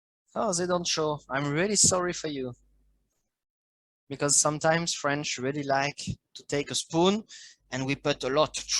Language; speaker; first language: English; non-native, learner; French